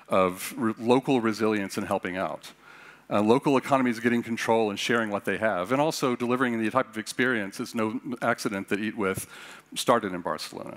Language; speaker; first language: English; native; English